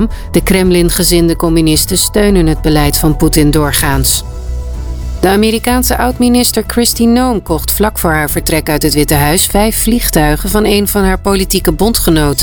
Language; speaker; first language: Dutch; native; Dutch